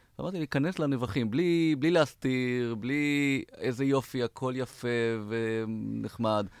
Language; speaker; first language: Hebrew; native; Hebrew